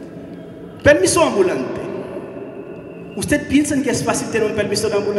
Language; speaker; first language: Spanish; non-native, fluent; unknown